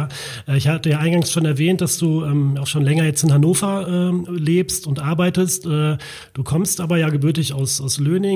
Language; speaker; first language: German; native; German